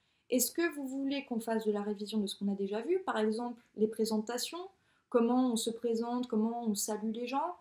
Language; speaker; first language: French; native; French